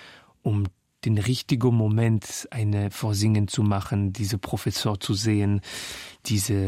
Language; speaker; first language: German; non-native, fluent; French